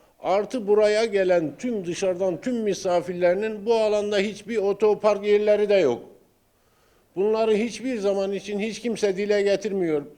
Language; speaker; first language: Turkish; native; Turkish